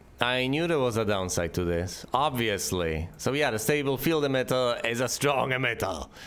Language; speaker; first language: English; native; English